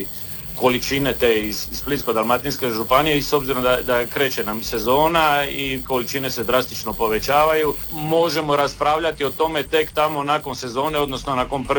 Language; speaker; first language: Serbian; native; Serbian